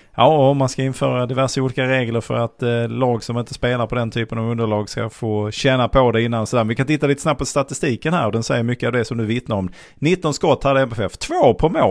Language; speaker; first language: Swedish; native; Swedish